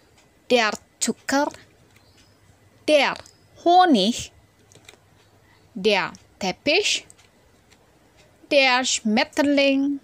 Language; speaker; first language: German; non-native, learner; Indonesian